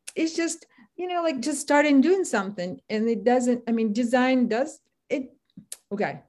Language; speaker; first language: English; non-native, fluent; Ukrainian